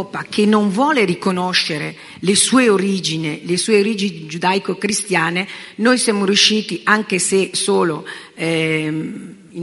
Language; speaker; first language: Italian; native; Italian